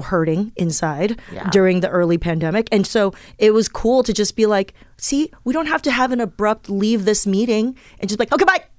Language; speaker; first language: English; early bilingual, other home language; Chinese